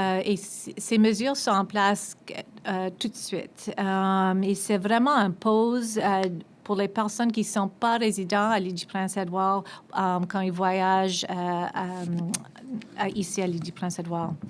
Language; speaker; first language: French; non-native, local second language; English